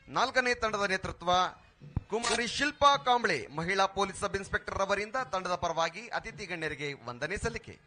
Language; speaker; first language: Kannada; native; Kannada